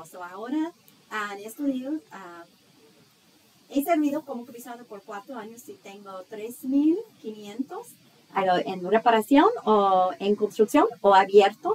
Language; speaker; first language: Spanish; non-native, fluent; English